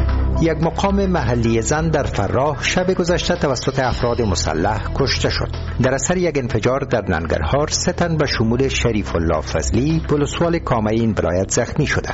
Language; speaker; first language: Persian; native; Persian